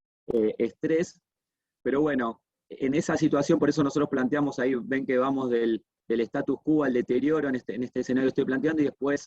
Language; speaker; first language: Spanish; native; Spanish